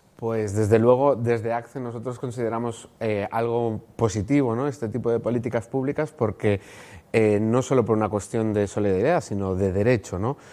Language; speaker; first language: Spanish; native; Spanish